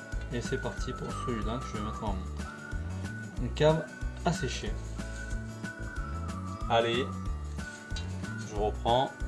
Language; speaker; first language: French; native; French